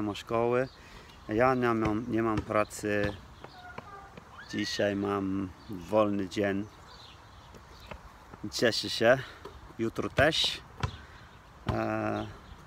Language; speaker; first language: Polish; non-native, learner; English